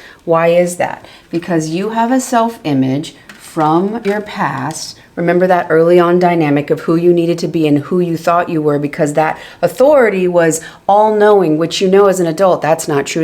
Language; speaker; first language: English; native; English